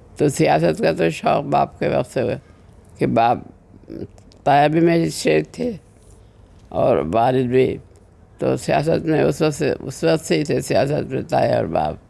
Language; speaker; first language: Urdu; native; Urdu